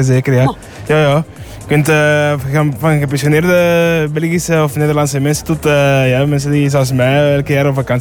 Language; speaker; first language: Dutch; early bilingual, other home language; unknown